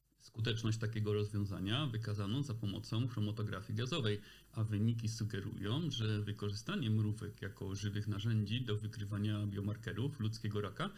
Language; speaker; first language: Polish; native; Polish